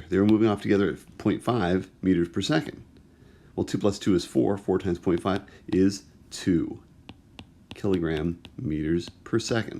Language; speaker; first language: English; native; English